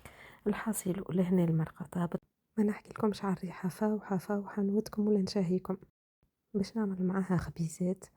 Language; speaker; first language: Arabic; native; Arabic